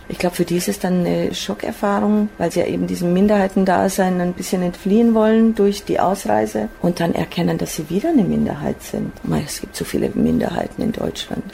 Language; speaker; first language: German; native; German